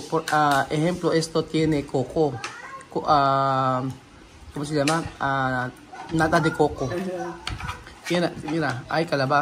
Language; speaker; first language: Spanish; non-native, learner; Filipino